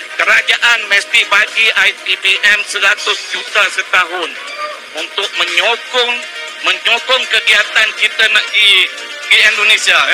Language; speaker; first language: Malay; native; Malay